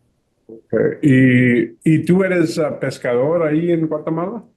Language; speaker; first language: Spanish; early bilingual, heritage; English